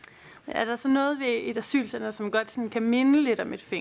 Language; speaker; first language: Danish; native; Danish